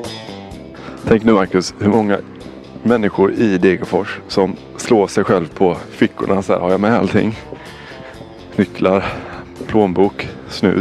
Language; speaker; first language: Swedish; native; Swedish